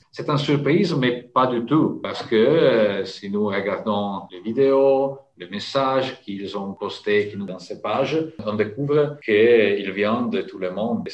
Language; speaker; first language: French; non-native, fluent; Italian